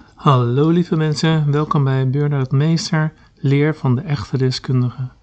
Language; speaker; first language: Dutch; native; Dutch